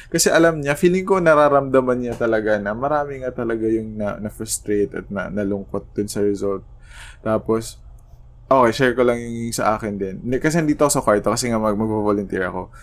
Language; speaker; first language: Filipino; non-native, local second language; Waray